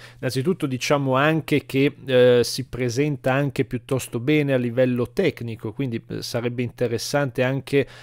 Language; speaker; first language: Italian; native; Italian